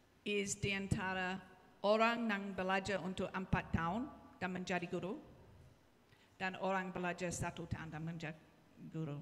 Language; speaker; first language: Indonesian; non-native, learner; English